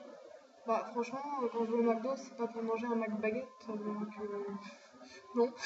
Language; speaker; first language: French; native; French